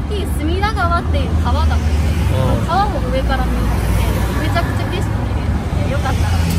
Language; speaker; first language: Japanese; native; Japanese